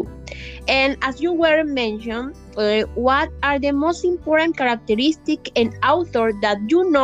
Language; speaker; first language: English; non-native, learner; Spanish